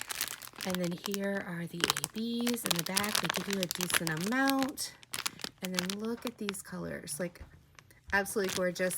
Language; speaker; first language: English; native; English